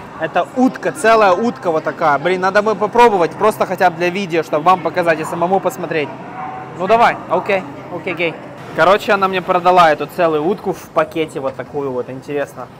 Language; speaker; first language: Russian; native; Russian